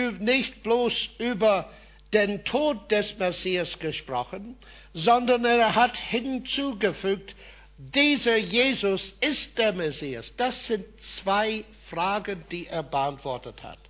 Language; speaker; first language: German; non-native, fluent; English